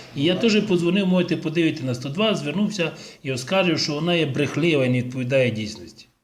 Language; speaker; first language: Ukrainian; native; Ukrainian